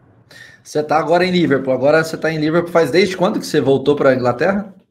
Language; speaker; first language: Portuguese; native; Portuguese